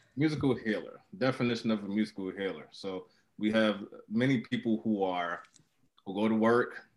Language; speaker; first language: English; native; English